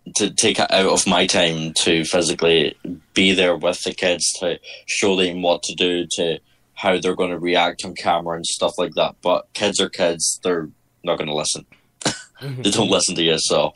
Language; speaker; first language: English; native; English